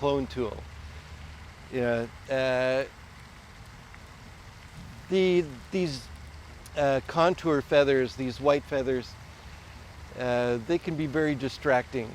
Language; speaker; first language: English; native; English